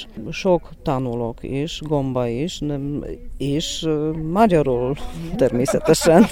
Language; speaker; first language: Hungarian; non-native, learner; Polish